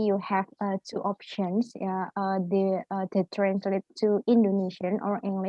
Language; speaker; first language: English; non-native, learner; Indonesian